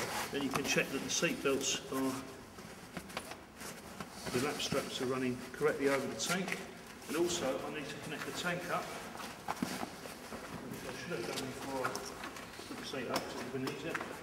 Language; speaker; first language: English; native; English